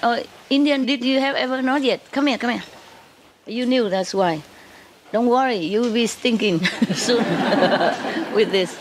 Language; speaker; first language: English; non-native, fluent; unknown